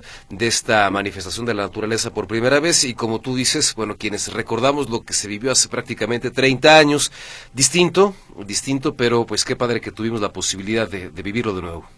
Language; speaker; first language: Spanish; native; Spanish